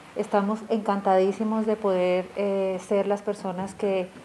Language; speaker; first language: Spanish; native; Spanish